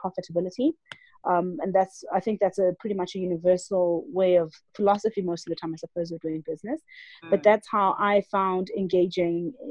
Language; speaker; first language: English; non-native, local second language; Zulu